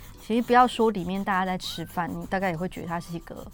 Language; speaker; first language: Chinese; native; Chinese